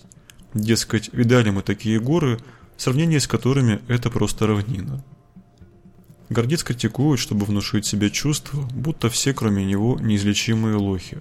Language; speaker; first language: Russian; native; Russian